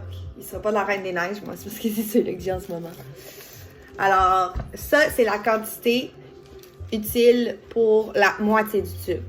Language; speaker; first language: French; native; French